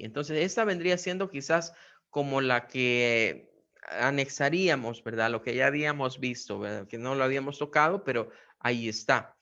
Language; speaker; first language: Spanish; native; Spanish